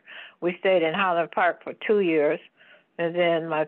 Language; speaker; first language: English; native; English